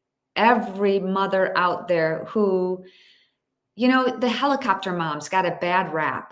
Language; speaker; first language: English; native; English